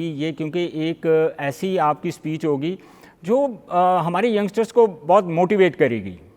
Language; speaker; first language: Urdu; non-native, local second language; Punjabi